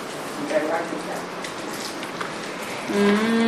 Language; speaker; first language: Spanish; non-native, learner; Japanese